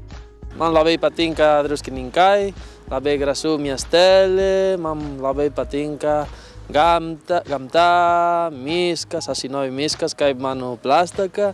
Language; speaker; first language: Lithuanian; non-native, learner; Spanish